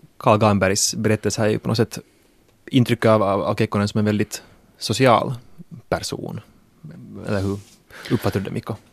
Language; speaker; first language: Swedish; native; Swedish